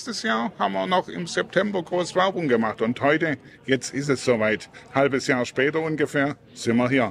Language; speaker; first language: German; native; German